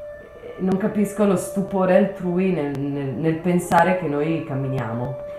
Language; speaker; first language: Italian; native; Italian